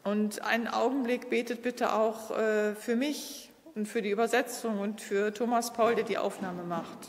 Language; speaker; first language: German; native; German